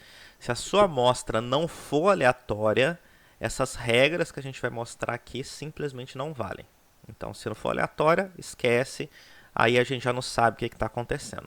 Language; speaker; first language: Portuguese; native; Portuguese